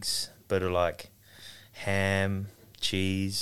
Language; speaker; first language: English; native; English